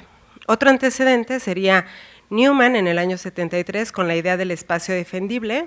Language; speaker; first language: Spanish; native; Spanish